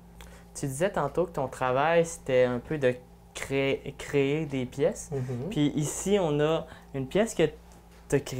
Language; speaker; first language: French; native; French